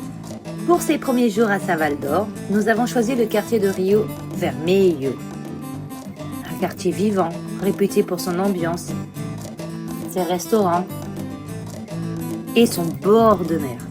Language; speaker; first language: French; native; French